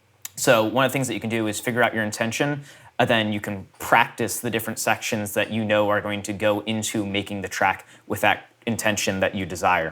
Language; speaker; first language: English; native; English